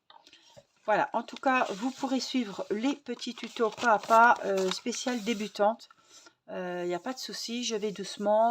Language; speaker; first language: French; native; French